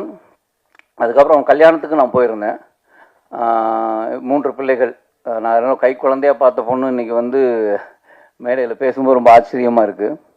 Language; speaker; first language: Tamil; native; Tamil